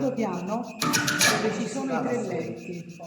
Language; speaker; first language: Italian; native; Italian